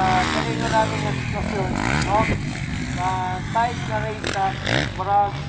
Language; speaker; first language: Filipino; non-native, local second language; Cebuano